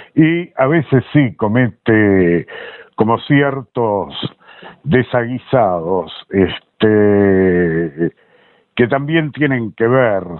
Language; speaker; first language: Spanish; native; Spanish